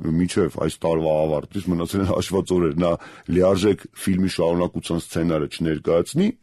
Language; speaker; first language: Armenian; native; Armenian